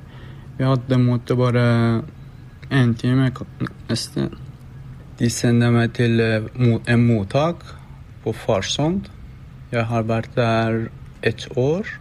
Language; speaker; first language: Norwegian; non-native, learner; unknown